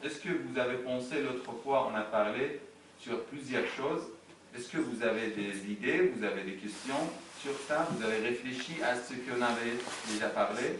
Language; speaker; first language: French; non-native, fluent; Arabic